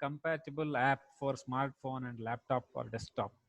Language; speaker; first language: English; non-native, local second language; Kannada